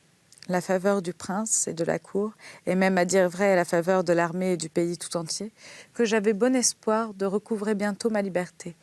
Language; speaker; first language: French; native; French